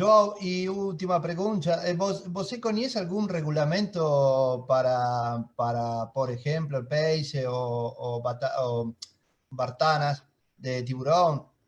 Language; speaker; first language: Portuguese; non-native, fluent; Spanish